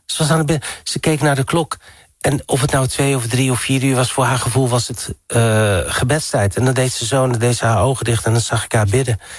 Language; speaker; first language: Dutch; early bilingual, other home language; Riffian